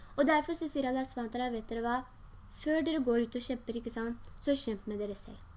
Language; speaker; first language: Norwegian; early bilingual, other home language; Urdu